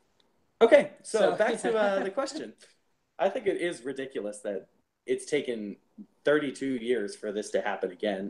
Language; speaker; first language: English; native; English